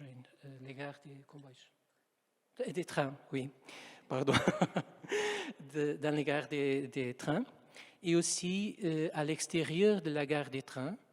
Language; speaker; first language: French; non-native, fluent; Portuguese